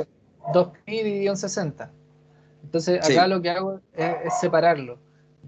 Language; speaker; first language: Spanish; native; Spanish